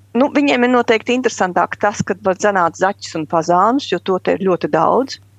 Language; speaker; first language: Latvian; native; Latvian